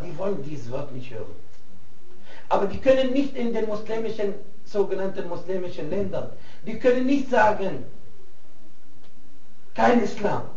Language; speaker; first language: German; non-native, fluent; Arabic